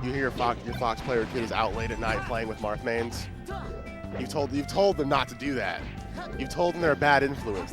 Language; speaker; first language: English; native; English